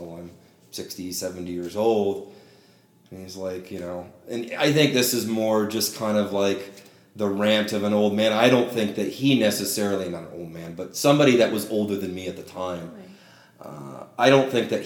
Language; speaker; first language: English; native; English